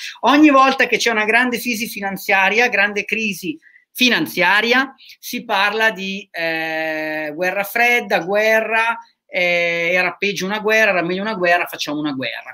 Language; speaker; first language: Italian; native; Italian